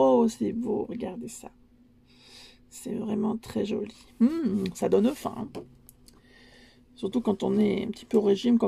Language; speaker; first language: French; native; French